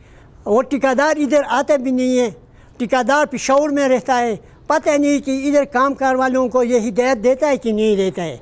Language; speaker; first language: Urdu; non-native, local second language; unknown